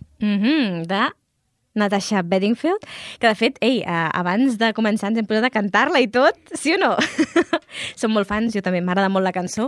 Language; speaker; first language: Catalan; native; Catalan